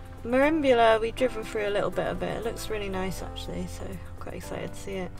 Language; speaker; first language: English; native; English